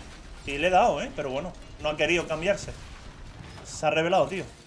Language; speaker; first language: Spanish; native; Spanish